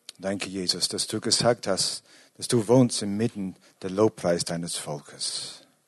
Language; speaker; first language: German; non-native, fluent; English